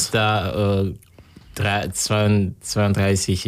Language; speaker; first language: German; non-native, learner; Kinyarwanda